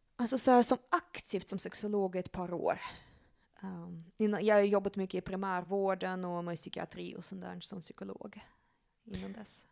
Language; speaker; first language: Swedish; early bilingual, other home language; Russian